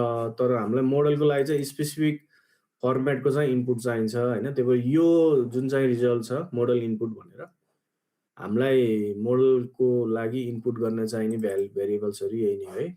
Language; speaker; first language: Nepali; native; Nepali